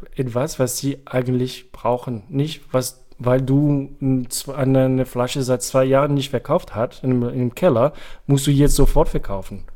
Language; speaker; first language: German; non-native, fluent; French